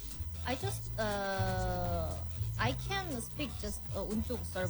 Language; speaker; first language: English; non-native, learner; Korean